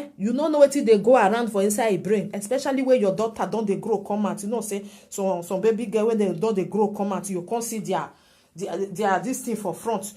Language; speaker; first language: Nigerian Pidgin; native; Nigerian Pidgin